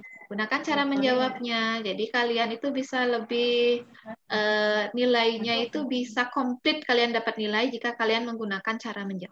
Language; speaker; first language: Indonesian; non-native, local second language; Balinese